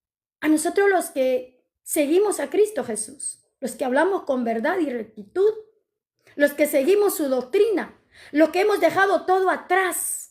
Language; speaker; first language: Spanish; native; Spanish